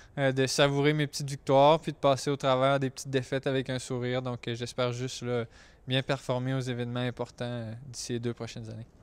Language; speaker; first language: French; native; French